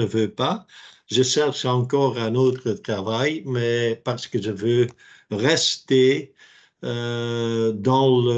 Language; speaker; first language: French; non-native, local second language; Dutch